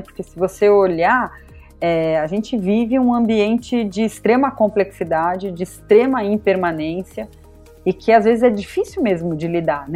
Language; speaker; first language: Portuguese; native; Portuguese